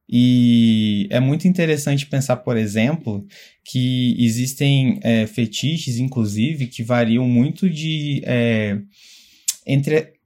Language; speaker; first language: Portuguese; native; Portuguese